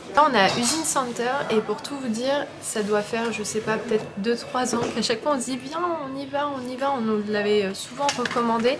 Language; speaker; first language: French; native; French